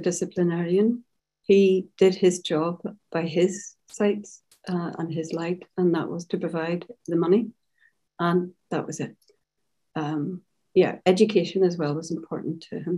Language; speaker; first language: English; native; English